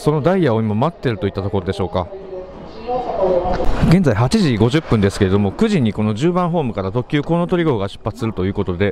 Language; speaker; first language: Japanese; native; Japanese